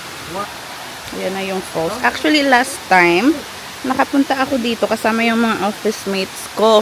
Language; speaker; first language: Filipino; non-native, local second language; Hiligaynon